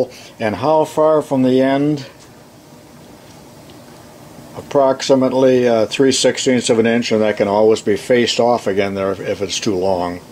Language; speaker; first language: English; native; English